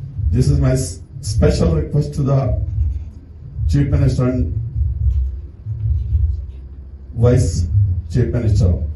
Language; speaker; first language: English; non-native, local second language; Telugu